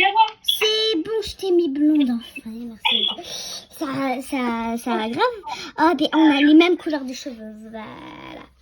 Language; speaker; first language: French; native; French